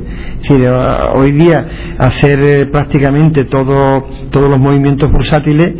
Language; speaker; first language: Spanish; native; Spanish